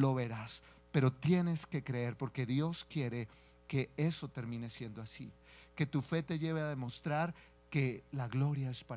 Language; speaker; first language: Spanish; native; Spanish